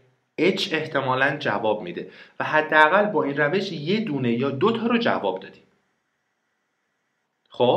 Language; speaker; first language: Persian; native; Persian